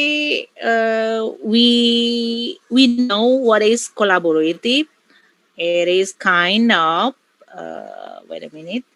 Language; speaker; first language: English; non-native, learner; Indonesian